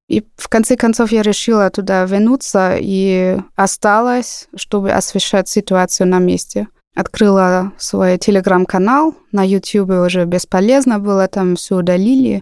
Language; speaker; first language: Russian; non-native, fluent; German